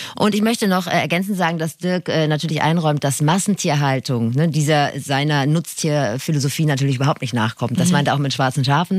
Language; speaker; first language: German; native; German